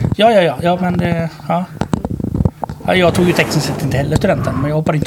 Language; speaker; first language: Swedish; native; Swedish